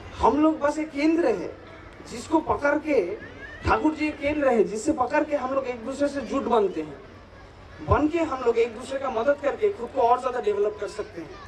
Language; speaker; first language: Hindi; non-native, local second language; Bangla